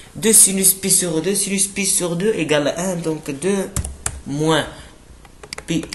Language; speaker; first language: French; non-native, local second language; Arabic